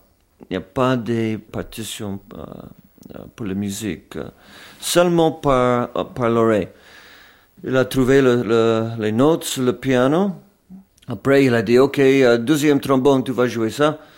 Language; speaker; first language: French; non-native, fluent; English